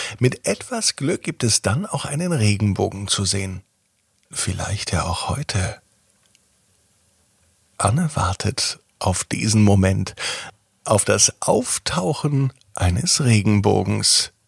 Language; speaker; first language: German; native; German